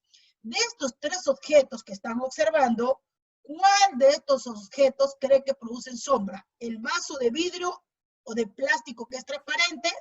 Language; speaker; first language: Spanish; native; Spanish